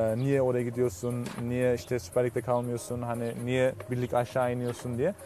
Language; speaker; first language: Turkish; early bilingual, heritage; Turkish